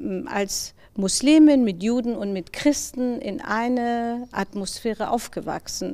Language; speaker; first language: German; non-native, fluent; Persian